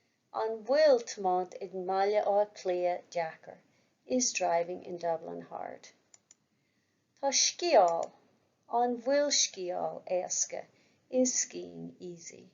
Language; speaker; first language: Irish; non-native, local second language; English